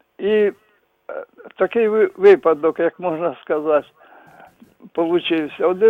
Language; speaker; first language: Ukrainian; non-native, local second language; Russian